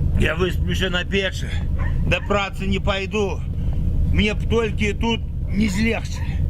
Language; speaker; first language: Belarusian; native; Belarusian